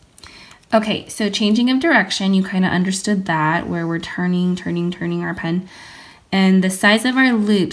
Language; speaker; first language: English; native; English